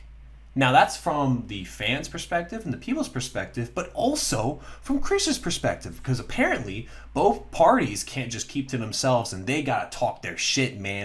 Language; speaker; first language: English; native; English